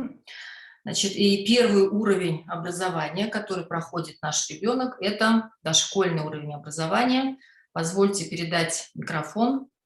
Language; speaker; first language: Russian; native; Russian